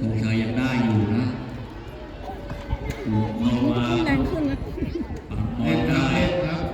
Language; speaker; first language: Thai; native; Thai